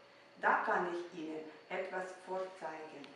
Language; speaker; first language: German; non-native, fluent; Ukrainian